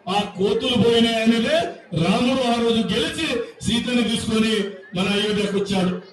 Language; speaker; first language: Telugu; non-native, local second language; Lambadi